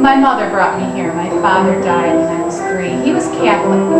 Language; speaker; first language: English; native; English